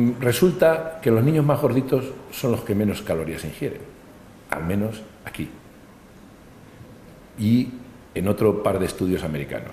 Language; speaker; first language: Spanish; native; Spanish